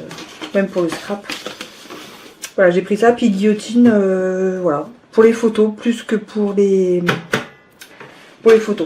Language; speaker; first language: French; native; French